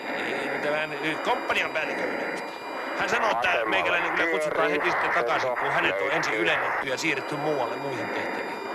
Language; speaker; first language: Finnish; native; Finnish